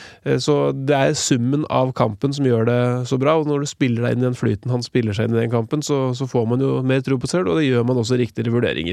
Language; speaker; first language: Norwegian; native; Norwegian